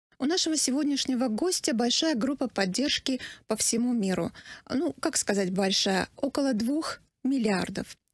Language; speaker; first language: Russian; non-native, local second language; Armenian